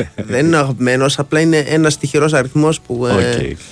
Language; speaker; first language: Greek; non-native, fluent; Arabic